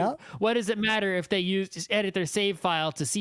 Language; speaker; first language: English; native; English